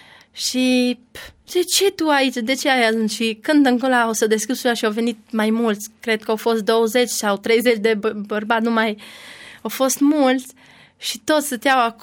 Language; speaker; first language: Romanian; non-native, learner; Albanian